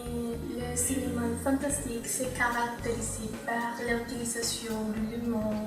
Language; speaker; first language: French; non-native, learner; Spanish